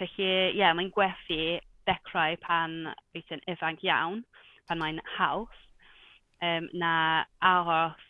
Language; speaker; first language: Welsh; non-native, local second language; English